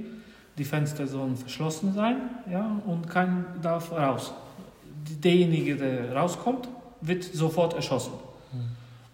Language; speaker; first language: German; non-native, fluent; Polish